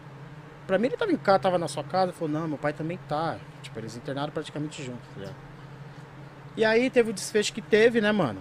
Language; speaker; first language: Portuguese; native; Portuguese